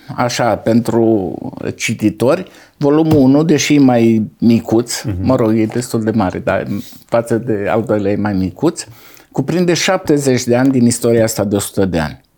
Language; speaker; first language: Romanian; native; Romanian